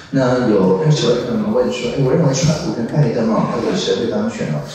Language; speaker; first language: Chinese; native; Chinese